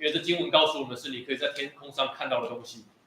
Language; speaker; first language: Chinese; native; Chinese